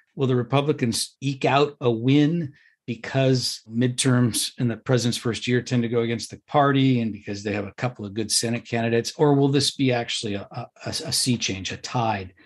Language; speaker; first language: English; native; English